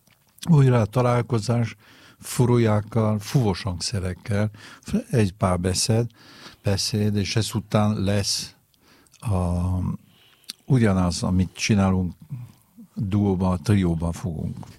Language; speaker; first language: Hungarian; non-native, fluent; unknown